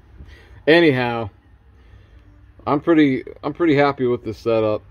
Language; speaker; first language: English; native; English